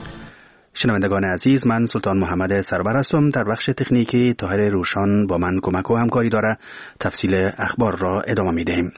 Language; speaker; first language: Persian; native; Persian